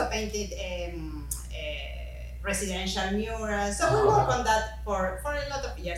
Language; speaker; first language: English; non-native, fluent; Spanish